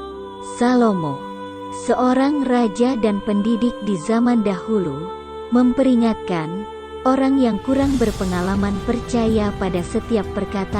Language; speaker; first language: Indonesian; native; Indonesian